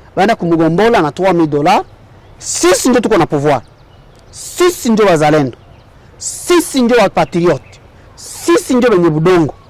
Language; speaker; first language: Swahili; non-native, local second language; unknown